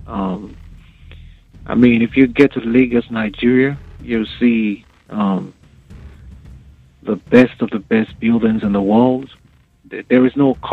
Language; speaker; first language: English; non-native, local second language; Yoruba